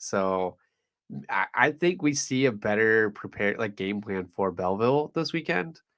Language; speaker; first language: English; native; English